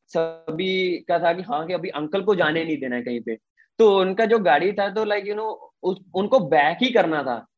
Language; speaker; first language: Hindi; non-native, local second language; Punjabi